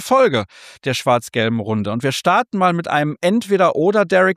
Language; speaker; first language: German; native; German